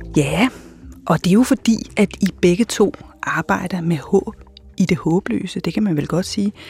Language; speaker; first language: Danish; native; Danish